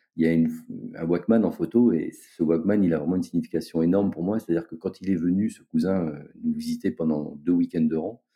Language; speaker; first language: French; native; French